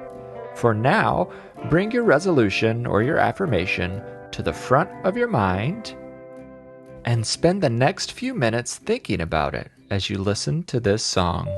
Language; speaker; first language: English; native; English